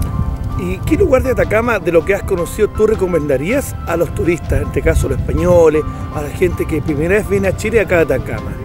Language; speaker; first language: Spanish; native; Spanish